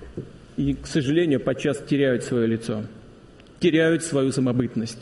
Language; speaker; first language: Russian; native; Russian